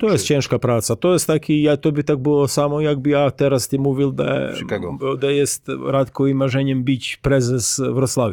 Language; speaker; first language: Polish; non-native, learner; Croatian